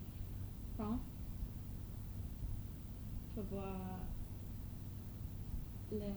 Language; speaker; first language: French; non-native, learner; English